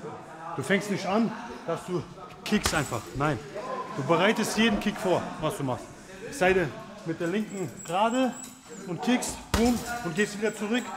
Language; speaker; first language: German; native; German